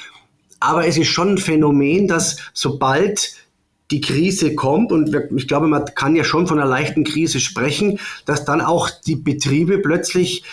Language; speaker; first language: German; native; German